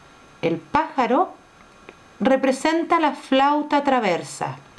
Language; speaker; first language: Spanish; native; Spanish